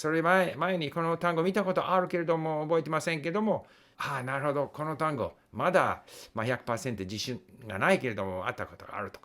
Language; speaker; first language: Japanese; non-native, fluent; English